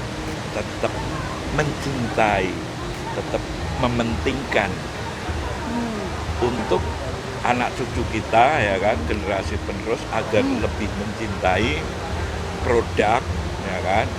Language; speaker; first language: Indonesian; native; Indonesian